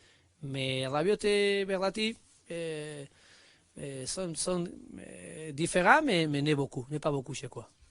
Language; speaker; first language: French; non-native, learner; Spanish